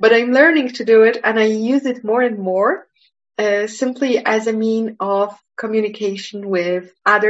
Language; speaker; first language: English; non-native, fluent; Polish